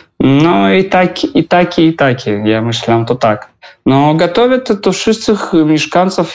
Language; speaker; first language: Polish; non-native, learner; Russian